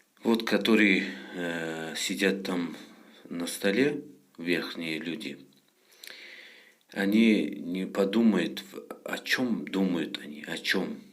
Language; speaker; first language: Russian; non-native, fluent; Tajik